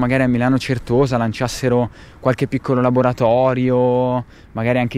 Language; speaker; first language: Italian; native; Italian